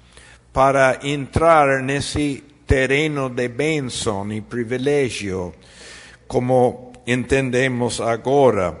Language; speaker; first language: Portuguese; non-native, fluent; Spanish